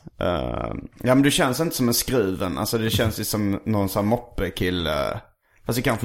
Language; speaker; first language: Swedish; native; Swedish